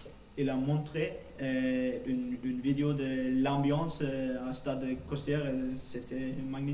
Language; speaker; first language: French; non-native, learner; Norwegian